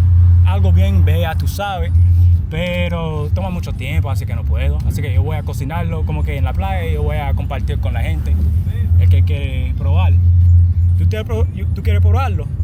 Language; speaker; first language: Spanish; non-native, learner; English